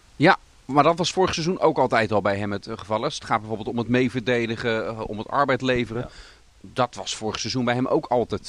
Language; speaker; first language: Dutch; native; Dutch